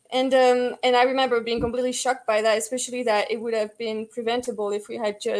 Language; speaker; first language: English; non-native, fluent; French